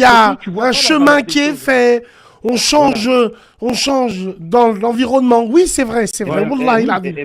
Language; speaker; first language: French; early bilingual, other home language; Arabic